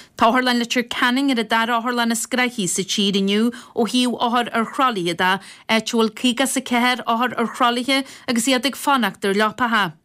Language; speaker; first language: Irish; native; Irish